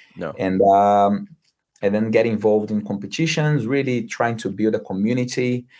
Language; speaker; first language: English; non-native, fluent; Portuguese